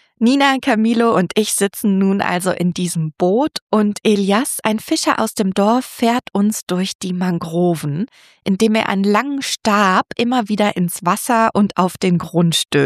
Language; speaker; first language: German; native; German